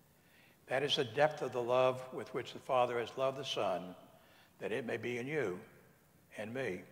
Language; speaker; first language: English; native; English